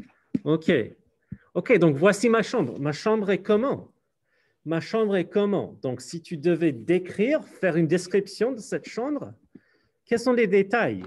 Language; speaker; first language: French; non-native, fluent; English